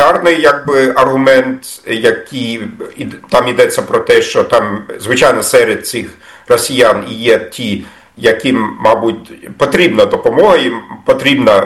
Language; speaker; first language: Ukrainian; non-native, fluent; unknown